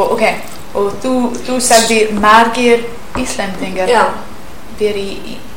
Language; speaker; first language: Icelandic; non-native, learner; English